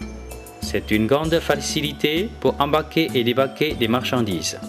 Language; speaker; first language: French; non-native, fluent; Vietnamese